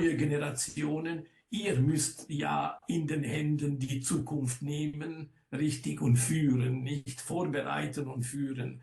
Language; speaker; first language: German; non-native, local second language; Italian